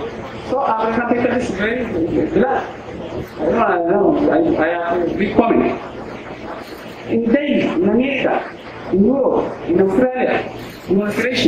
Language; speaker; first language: English; non-native, learner; Oromo